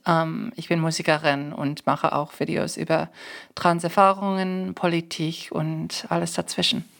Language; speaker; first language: German; non-native, fluent; English